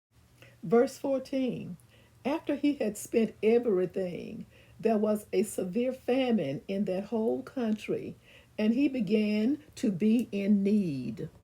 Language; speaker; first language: English; native; English